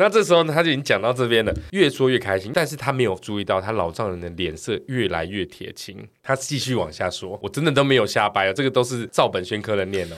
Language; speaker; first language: Chinese; native; Chinese